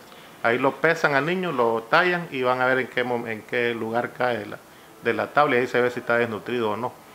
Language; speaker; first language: Spanish; native; Spanish